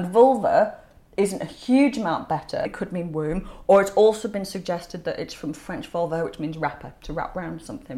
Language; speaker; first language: English; native; English